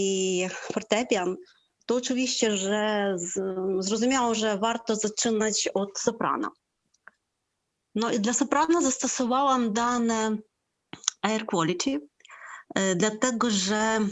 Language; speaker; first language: Polish; non-native, fluent; Ukrainian